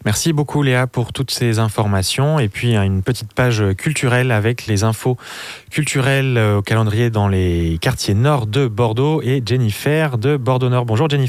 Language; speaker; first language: French; native; French